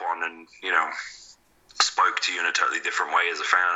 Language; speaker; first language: English; native; English